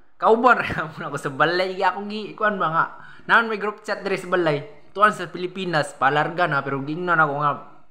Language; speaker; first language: Cebuano; non-native, local second language; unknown